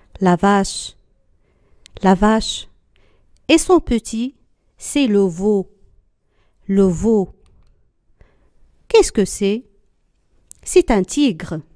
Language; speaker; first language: French; non-native, local second language; Arabic